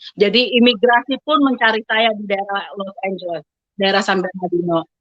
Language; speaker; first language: Indonesian; native; Indonesian